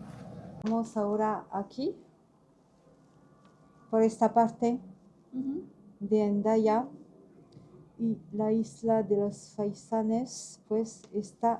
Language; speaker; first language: Spanish; non-native, local second language; French